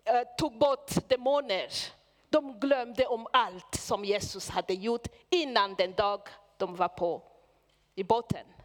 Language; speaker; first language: Swedish; non-native, fluent; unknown